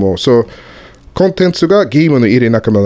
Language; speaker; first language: Japanese; non-native, fluent; English